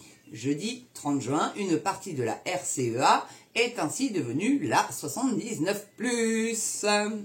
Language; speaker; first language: French; native; French